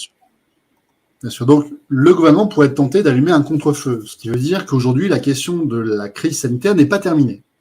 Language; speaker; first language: French; native; French